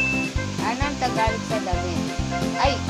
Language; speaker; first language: Filipino; non-native, local second language; Cebuano